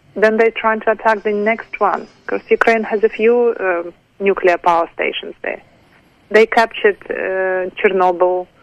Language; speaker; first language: English; non-native, fluent; Ukrainian